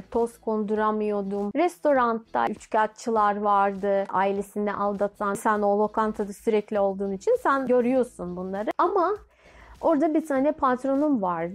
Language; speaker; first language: Turkish; non-native, fluent; Russian